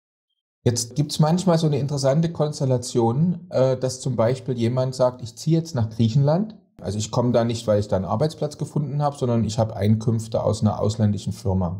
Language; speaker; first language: German; native; German